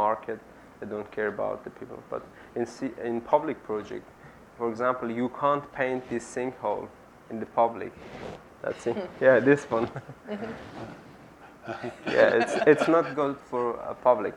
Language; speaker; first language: English; non-native, learner; Persian